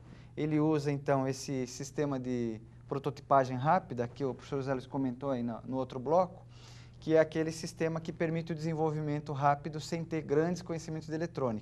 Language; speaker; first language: Portuguese; native; Portuguese